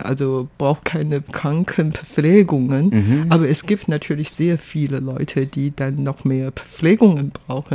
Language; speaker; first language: German; non-native, fluent; Chinese